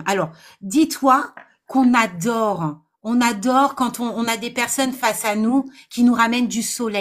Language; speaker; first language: French; native; French